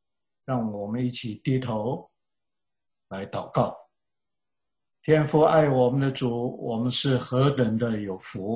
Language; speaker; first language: Chinese; native; Chinese